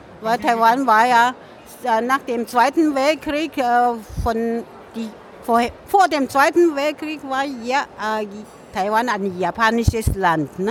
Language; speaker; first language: German; non-native, learner; Min Nan Chinese